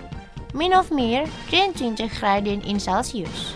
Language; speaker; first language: Dutch; non-native, learner; Indonesian